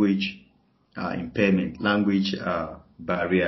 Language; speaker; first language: English; non-native, local second language; Yoruba